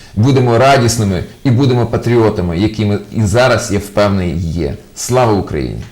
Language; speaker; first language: Ukrainian; native; Ukrainian